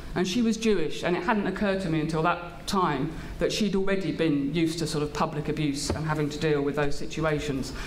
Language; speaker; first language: English; native; English